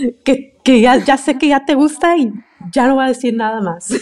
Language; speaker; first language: Spanish; early bilingual, heritage; Spanish